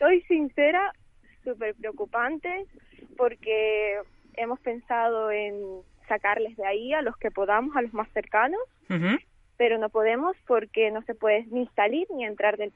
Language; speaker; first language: Spanish; early bilingual, other home language; Ukrainian